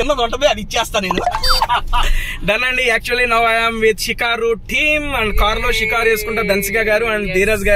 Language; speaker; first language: Telugu; native; Telugu